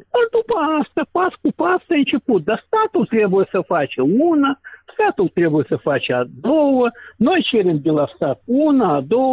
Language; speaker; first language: Romanian; non-native, local second language; Russian